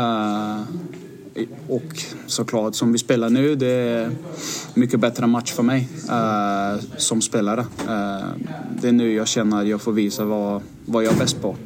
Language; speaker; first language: Swedish; non-native, fluent; Danish